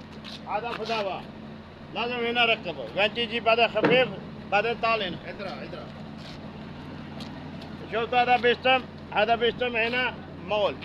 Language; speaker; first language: Arabic; non-native, learner; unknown